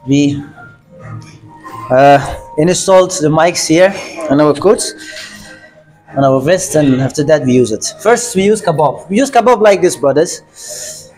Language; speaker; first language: English; non-native, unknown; Persian